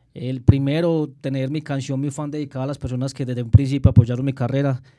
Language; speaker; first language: Spanish; native; Spanish